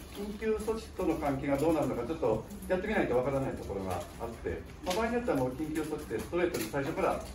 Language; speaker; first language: Japanese; native; Japanese